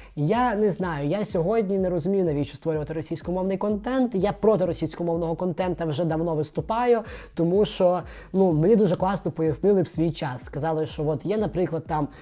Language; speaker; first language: Ukrainian; non-native, local second language; Russian